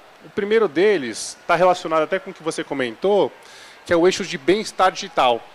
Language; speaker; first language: Portuguese; native; Portuguese